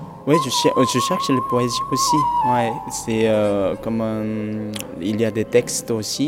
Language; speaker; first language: French; non-native, fluent; Korean